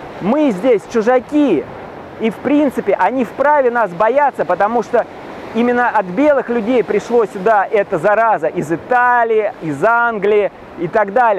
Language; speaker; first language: Russian; native; Russian